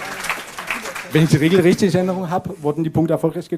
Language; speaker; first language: German; native; German